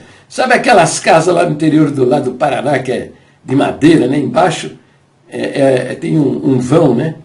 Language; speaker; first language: Portuguese; native; Portuguese